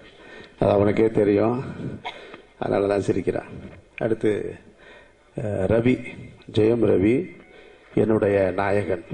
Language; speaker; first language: Tamil; native; Tamil